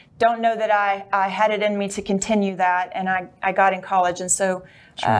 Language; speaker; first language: English; native; English